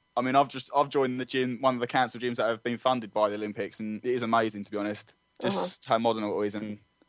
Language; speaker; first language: English; native; English